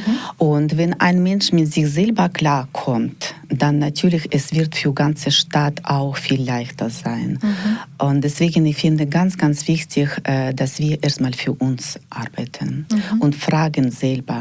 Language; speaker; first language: German; non-native, learner; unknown